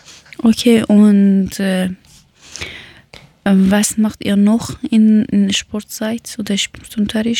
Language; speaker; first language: German; non-native, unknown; Persian